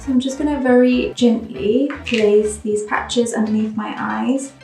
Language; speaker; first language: English; native; English